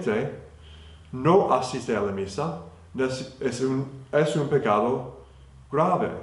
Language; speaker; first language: Spanish; non-native, fluent; English